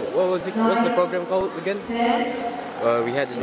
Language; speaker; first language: English; non-native, local second language; Malay